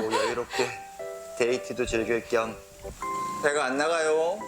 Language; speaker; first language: Korean; native; Korean